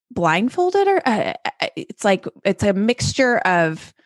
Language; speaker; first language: English; native; English